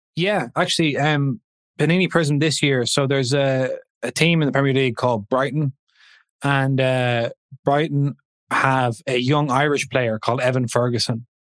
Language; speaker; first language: English; native; English